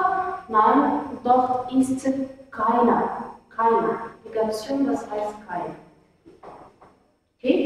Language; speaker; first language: German; non-native, fluent; Arabic